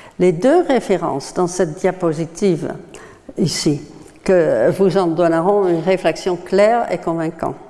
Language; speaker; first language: French; non-native, fluent; Dutch